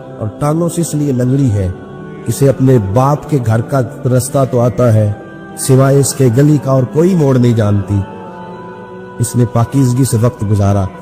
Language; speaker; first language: Urdu; non-native, local second language; Punjabi